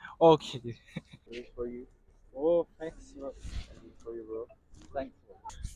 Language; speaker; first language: English; non-native, learner; Turkish